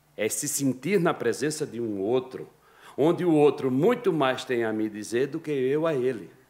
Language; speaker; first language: Portuguese; native; Portuguese